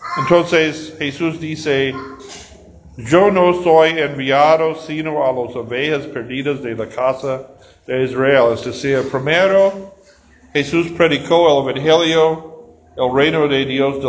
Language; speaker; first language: Spanish; non-native, learner; English